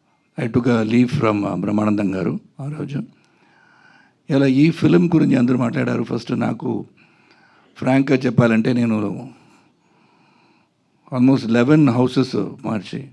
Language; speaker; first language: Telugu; non-native, fluent; Tamil